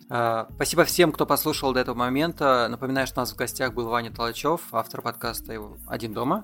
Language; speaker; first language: Russian; native; Russian